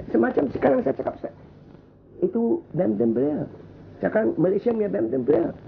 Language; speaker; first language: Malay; non-native, local second language; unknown